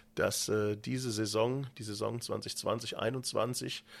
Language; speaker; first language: German; native; German